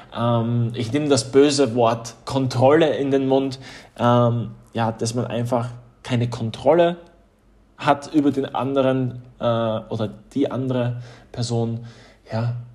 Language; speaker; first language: German; early bilingual, other home language; Polish